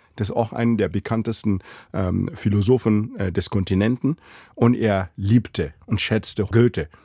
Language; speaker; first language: German; non-native, fluent; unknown